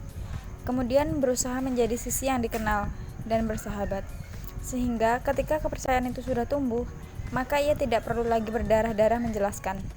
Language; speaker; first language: Indonesian; native; Indonesian